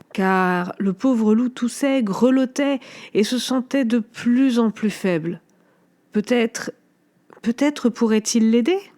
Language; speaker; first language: French; native; French